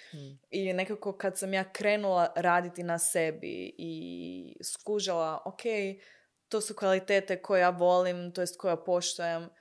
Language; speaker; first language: Croatian; early bilingual, heritage; Croatian